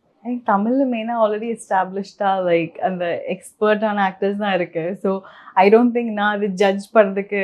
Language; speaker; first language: Tamil; non-native, local second language; Malayalam